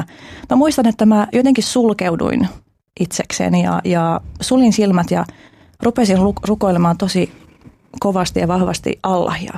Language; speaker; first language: Finnish; early bilingual, other home language; Albanian